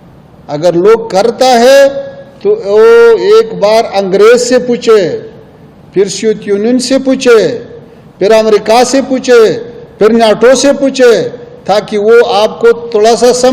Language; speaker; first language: Hindi; non-native, learner; Pashto